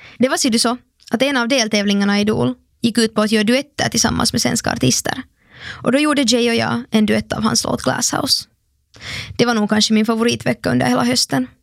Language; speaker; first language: Swedish; native; Swedish